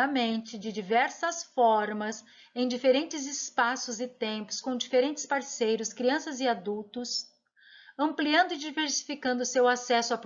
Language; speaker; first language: Portuguese; native; Portuguese